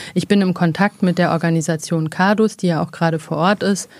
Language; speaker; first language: German; native; German